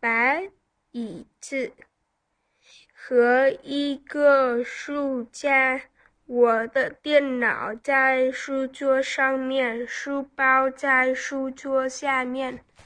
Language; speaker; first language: Chinese; non-native, learner; Vietnamese